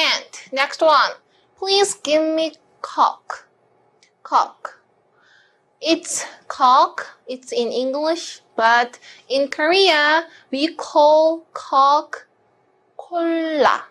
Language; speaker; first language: English; non-native, fluent; Korean